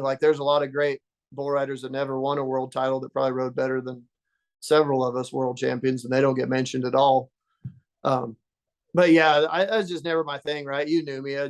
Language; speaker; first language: English; native; English